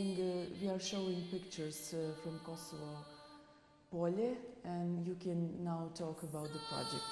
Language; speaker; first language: English; non-native, fluent; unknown